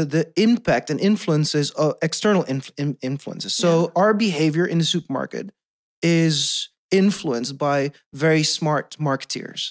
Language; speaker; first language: English; non-native, fluent; Dutch